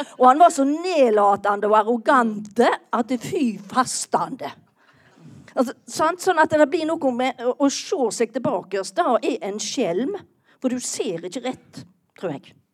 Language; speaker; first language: Norwegian; native; Norwegian